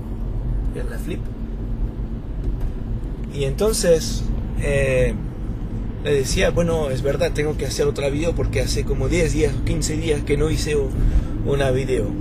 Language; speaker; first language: Spanish; non-native, fluent; French